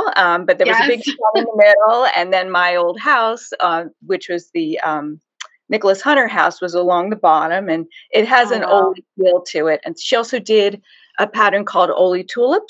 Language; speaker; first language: English; native; English